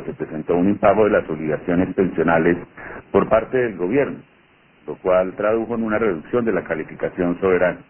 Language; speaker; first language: Spanish; native; Spanish